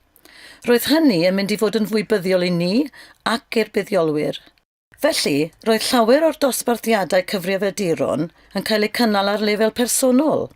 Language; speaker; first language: Welsh; native; Welsh